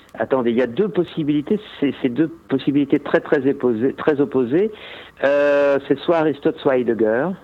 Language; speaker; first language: French; native; French